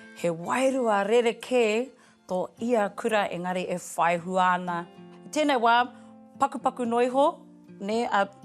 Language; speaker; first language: Māori; non-native, local second language; English